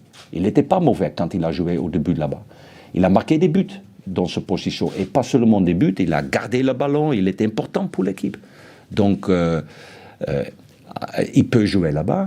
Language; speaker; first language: French; non-native, fluent; Dutch